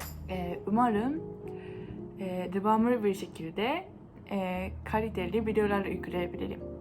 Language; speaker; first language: Turkish; non-native, fluent; Japanese